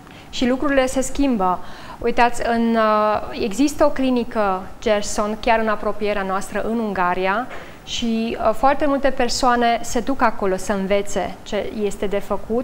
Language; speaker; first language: Romanian; native; Romanian